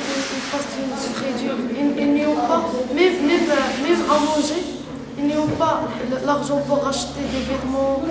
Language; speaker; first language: French; non-native, learner; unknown